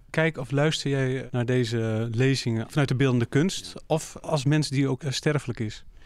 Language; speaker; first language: Dutch; native; Dutch